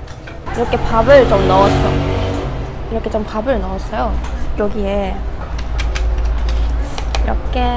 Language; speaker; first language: Korean; non-native, fluent; Japanese